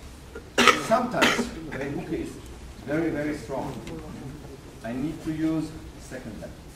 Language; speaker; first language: English; non-native, learner; German